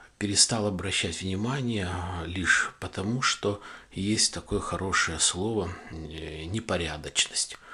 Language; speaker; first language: Russian; native; Russian